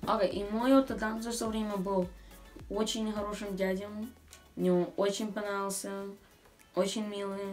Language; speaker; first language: Russian; early bilingual, other home language; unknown